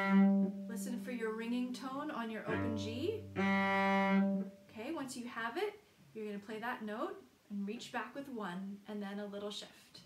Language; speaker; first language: English; native; English